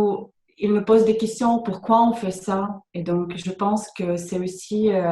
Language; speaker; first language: French; non-native, fluent; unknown